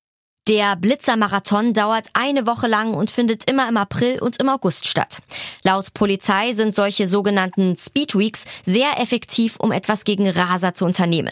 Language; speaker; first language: German; native; German